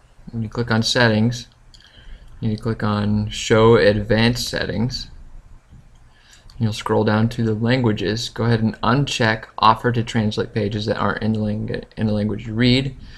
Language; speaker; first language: English; native; English